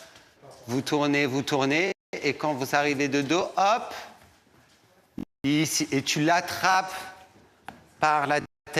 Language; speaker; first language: French; native; French